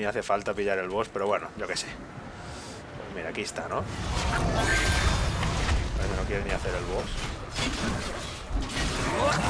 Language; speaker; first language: Spanish; native; Spanish